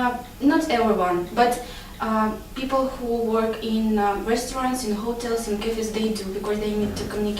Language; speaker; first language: English; non-native, learner; Russian